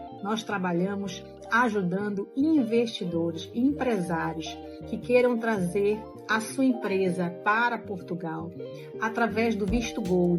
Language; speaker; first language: Portuguese; native; Portuguese